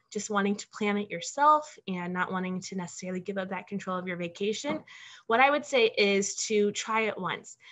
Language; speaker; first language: English; native; English